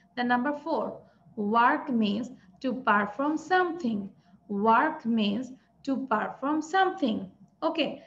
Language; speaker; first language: English; non-native, local second language; Bangla